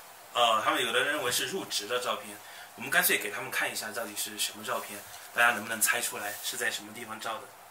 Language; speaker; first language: Chinese; native; Chinese